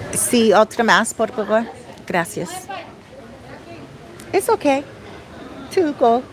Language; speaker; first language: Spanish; non-native, learner; English